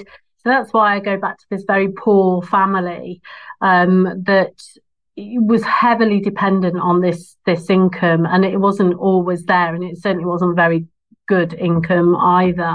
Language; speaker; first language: English; native; English